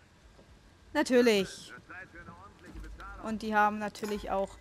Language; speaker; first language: German; native; German